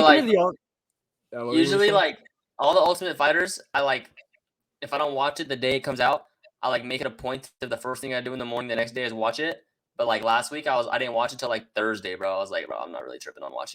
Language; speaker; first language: English; native; English